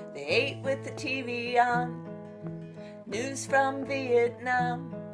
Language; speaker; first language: English; native; English